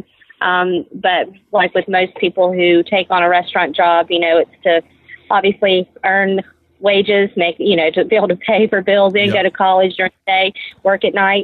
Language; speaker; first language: English; native; English